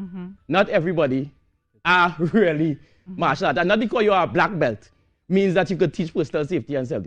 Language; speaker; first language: English; native; English